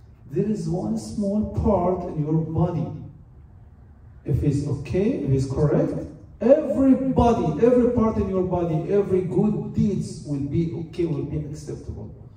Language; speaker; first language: English; non-native, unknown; Arabic